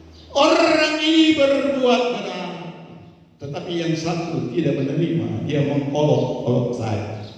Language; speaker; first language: Indonesian; native; Indonesian